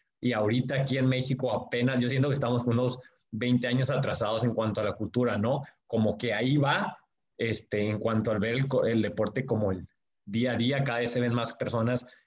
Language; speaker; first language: Spanish; native; Spanish